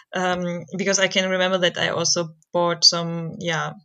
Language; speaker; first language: English; non-native, fluent; German